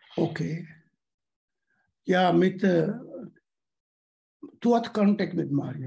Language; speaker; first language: German; non-native, learner; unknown